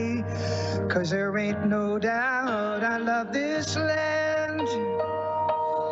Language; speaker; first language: English; native; English